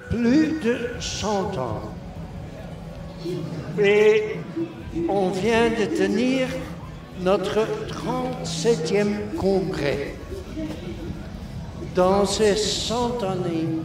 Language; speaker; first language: French; non-native, local second language; Dutch